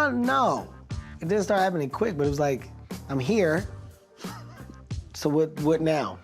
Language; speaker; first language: English; native; English